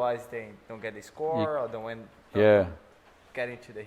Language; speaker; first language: English; non-native, fluent; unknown